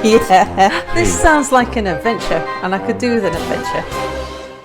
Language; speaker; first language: English; native; English